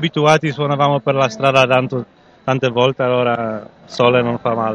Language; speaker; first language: Italian; non-native, fluent; Polish